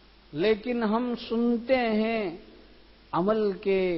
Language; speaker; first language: Urdu; native; Urdu